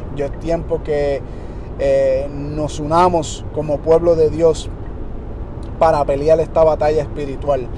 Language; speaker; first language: Spanish; early bilingual, heritage; Spanish